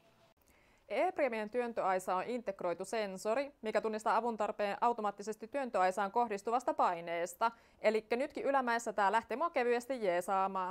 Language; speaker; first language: Finnish; native; Finnish